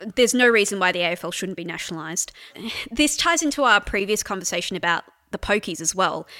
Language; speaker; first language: English; native; English